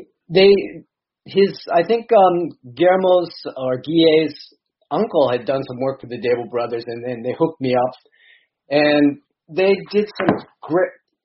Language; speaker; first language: English; native; English